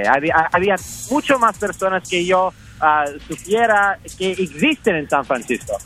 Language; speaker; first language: Spanish; early bilingual, heritage; English